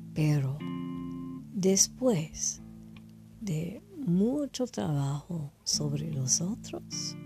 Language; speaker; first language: Spanish; non-native, fluent; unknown